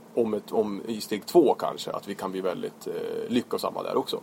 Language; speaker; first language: Swedish; native; Swedish